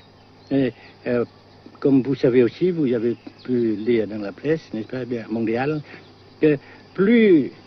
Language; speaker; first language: French; non-native, fluent; Vietnamese